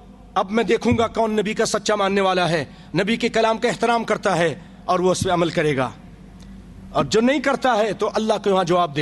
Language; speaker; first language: Urdu; native; Urdu